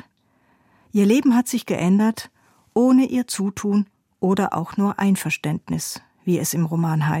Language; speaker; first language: German; native; German